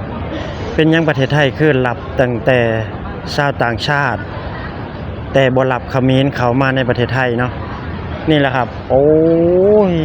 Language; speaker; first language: Thai; non-native, local second language; Lao